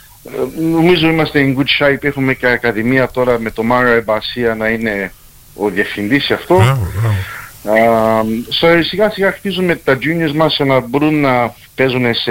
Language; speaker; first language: Greek; early bilingual, heritage; Greek